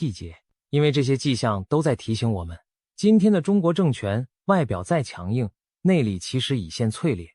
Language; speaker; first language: Chinese; native; Chinese